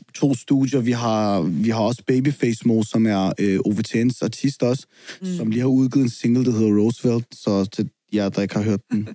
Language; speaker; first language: Danish; early bilingual, other home language; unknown